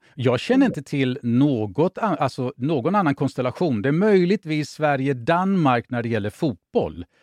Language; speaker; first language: Swedish; native; Swedish